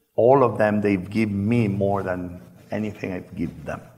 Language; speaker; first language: English; non-native, fluent; Spanish